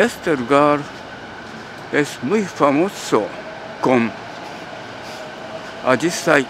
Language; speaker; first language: Spanish; non-native, learner; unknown